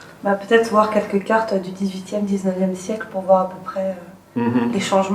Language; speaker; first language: French; native; French